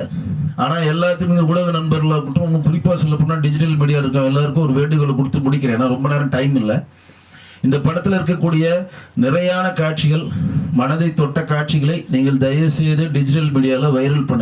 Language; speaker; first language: Tamil; native; Tamil